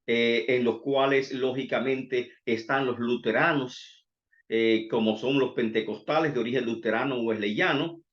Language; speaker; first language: Spanish; native; Spanish